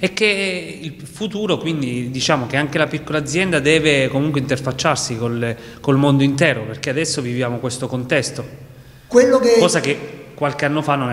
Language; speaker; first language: Italian; native; Italian